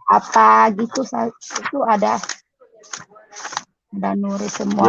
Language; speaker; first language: Indonesian; non-native, learner; Cantonese